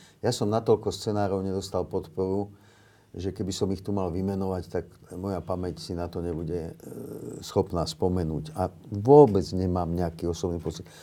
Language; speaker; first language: Slovak; native; Slovak